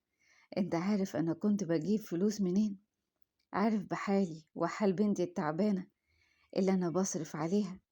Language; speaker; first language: Arabic; native; Arabic